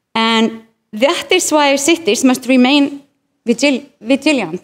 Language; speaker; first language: English; non-native, fluent; Icelandic